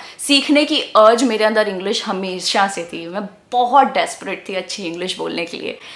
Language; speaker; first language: Hindi; native; Hindi